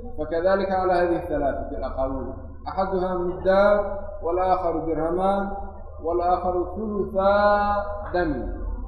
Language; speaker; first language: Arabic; non-native, local second language; Somali